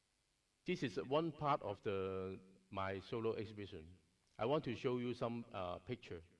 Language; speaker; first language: English; non-native, learner; Cantonese